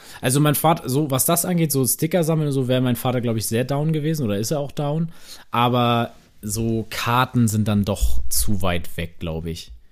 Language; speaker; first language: German; native; German